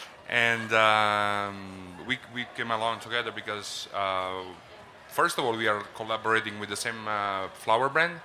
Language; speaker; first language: English; non-native, fluent; Italian